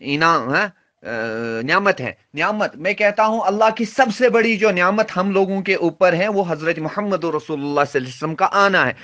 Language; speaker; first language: Hindi; native; Hindi